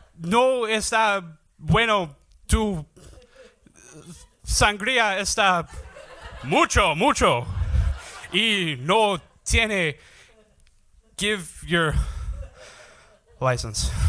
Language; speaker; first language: Spanish; non-native, learner; English